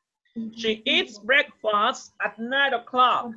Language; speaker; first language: English; non-native, learner; Spanish